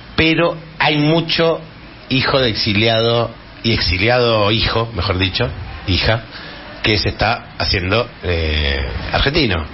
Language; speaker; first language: Spanish; native; Spanish